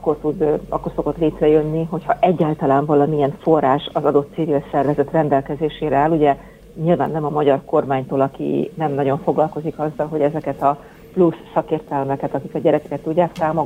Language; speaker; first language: Hungarian; native; Hungarian